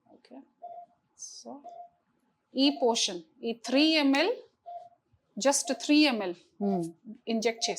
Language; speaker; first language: Telugu; non-native, local second language; Hindi